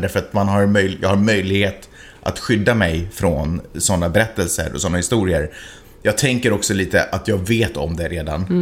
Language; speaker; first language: Swedish; native; Swedish